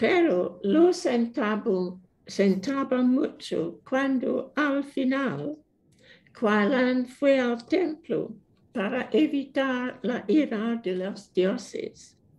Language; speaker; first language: Spanish; non-native, fluent; English